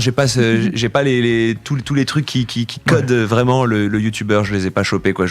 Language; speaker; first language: French; native; French